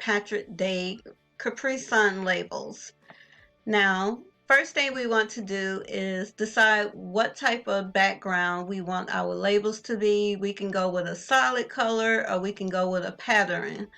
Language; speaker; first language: English; native; English